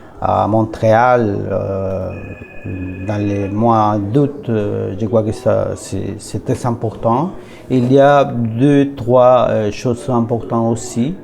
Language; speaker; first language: French; non-native, learner; Spanish